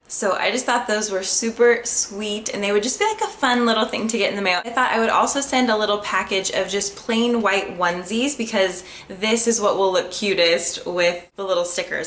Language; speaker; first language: English; native; English